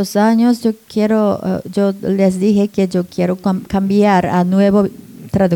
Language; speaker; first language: Spanish; non-native, learner; Japanese